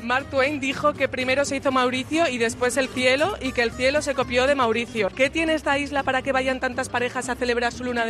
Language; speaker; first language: Spanish; native; Spanish